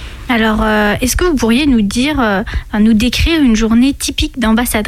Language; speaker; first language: French; native; French